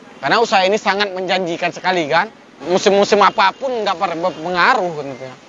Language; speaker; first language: Indonesian; non-native, local second language; Minangkabau